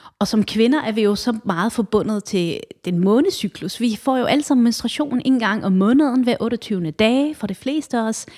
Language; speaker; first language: Danish; early bilingual, other home language; Arabic